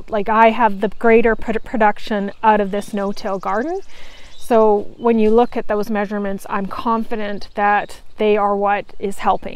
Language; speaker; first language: English; native; English